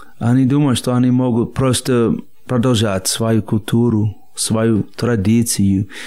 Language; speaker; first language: Russian; non-native, fluent; English